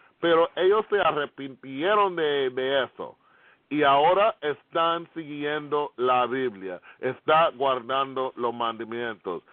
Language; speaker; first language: Spanish; non-native, fluent; English